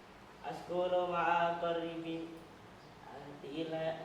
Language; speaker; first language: Arabic; non-native, learner; Indonesian